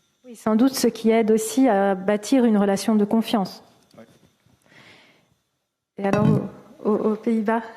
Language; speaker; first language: French; native; French